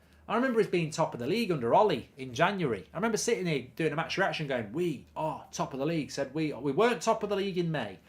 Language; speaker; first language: English; native; English